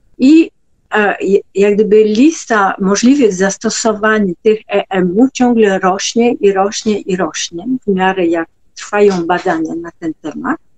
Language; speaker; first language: Polish; non-native, fluent; French